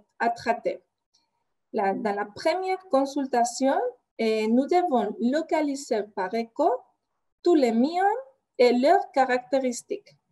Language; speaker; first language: French; non-native, fluent; Spanish